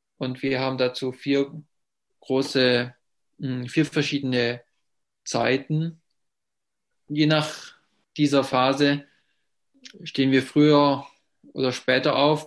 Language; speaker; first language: German; native; German